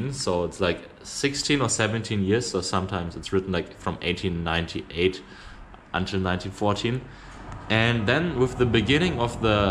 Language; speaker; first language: English; non-native, fluent; German